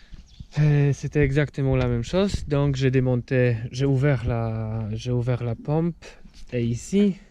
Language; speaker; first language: French; non-native, fluent; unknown